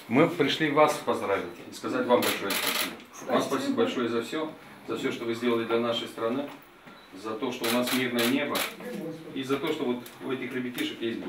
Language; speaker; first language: Russian; non-native, local second language; Romanian